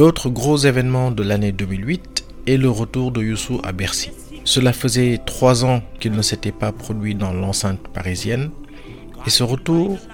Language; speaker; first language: French; non-native, local second language; Wolof